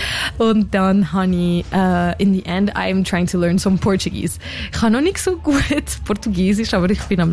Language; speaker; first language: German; non-native, local second language; French